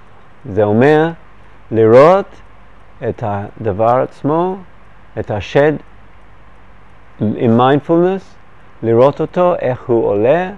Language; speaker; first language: Hebrew; non-native, fluent; English